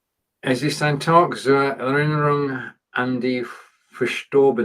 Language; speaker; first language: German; non-native, learner; English